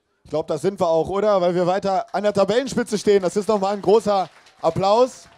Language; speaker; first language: German; native; German